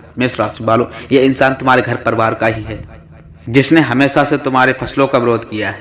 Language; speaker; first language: Hindi; native; Hindi